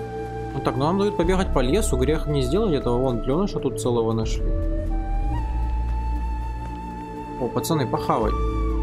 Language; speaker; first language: Russian; native; Russian